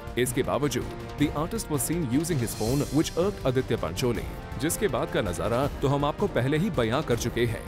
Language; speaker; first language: Hindi; native; Hindi